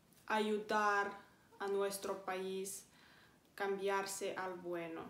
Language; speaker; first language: Spanish; non-native, fluent; Romanian